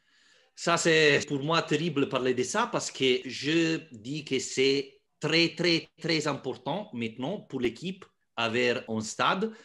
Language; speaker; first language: French; non-native, fluent; Italian